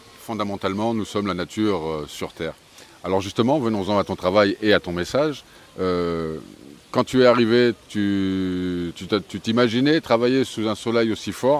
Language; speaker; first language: French; native; French